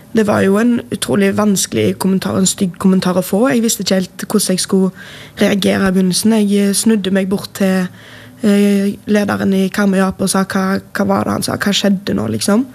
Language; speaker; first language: Norwegian; native; Norwegian